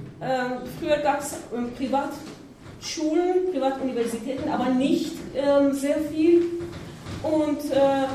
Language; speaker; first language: German; non-native, learner; Persian